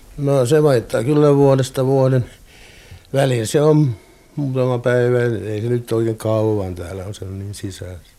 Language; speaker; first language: Finnish; non-native, local second language; Swedish